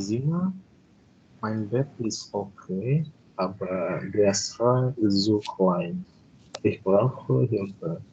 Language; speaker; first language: German; non-native, learner; Indonesian